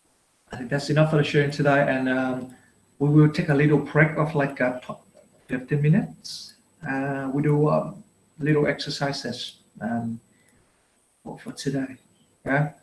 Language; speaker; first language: English; non-native, fluent; Vietnamese